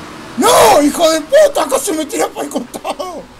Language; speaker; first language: Spanish; native; Spanish